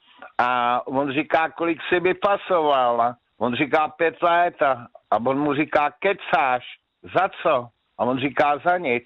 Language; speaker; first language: Czech; native; Czech